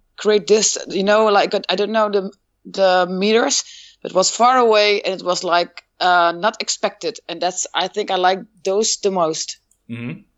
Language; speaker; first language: English; non-native, fluent; Dutch